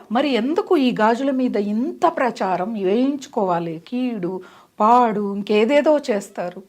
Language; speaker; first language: Telugu; native; Telugu